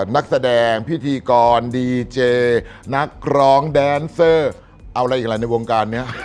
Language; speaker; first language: Thai; native; Thai